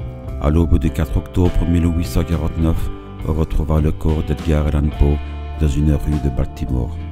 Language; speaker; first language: French; native; French